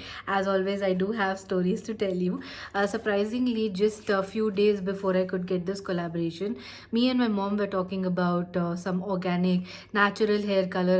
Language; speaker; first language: English; non-native, local second language; Hindi